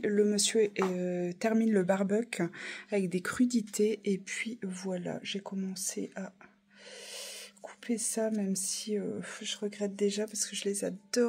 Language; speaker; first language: French; native; French